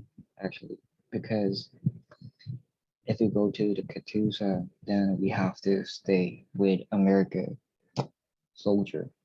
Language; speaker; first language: English; non-native, learner; Korean